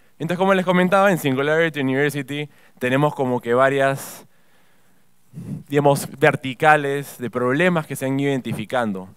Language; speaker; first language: Spanish; native; Spanish